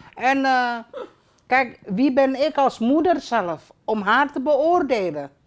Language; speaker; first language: Dutch; early bilingual, other home language; Indonesian